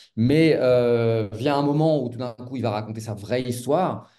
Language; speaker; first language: French; native; French